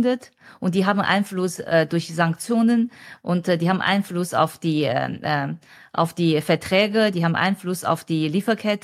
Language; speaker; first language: German; non-native, fluent; Chinese